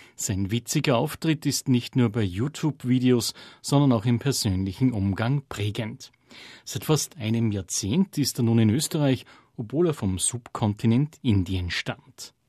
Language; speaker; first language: German; native; German